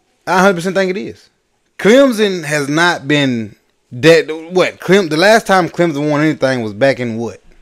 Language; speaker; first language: English; native; English